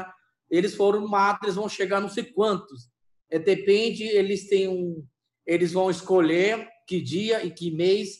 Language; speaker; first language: Portuguese; non-native, local second language; Yanomámi